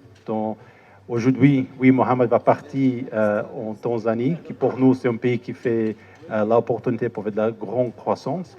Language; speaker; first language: French; non-native, fluent; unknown